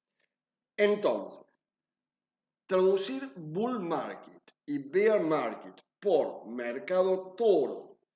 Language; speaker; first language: Spanish; native; Spanish